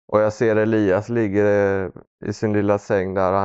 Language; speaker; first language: Swedish; early bilingual, other home language; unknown